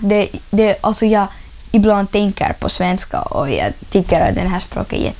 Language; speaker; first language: Swedish; non-native, fluent; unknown